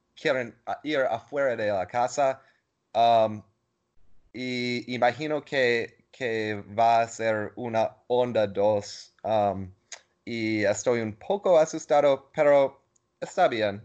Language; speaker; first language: Spanish; non-native, learner; English